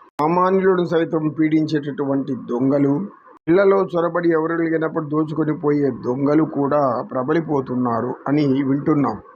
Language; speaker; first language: Telugu; native; Telugu